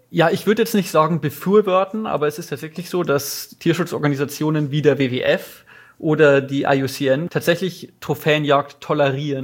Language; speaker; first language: German; native; German